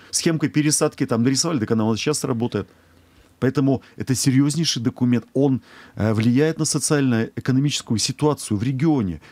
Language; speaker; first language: Russian; native; Russian